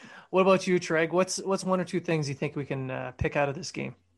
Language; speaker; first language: English; native; English